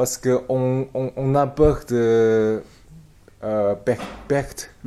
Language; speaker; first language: French; non-native, learner; Chinese